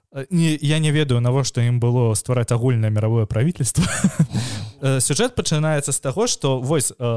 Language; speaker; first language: Belarusian; non-native, local second language; Russian